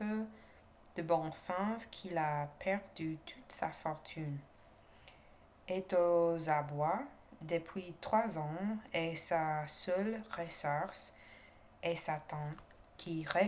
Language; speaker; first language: French; non-native, learner; English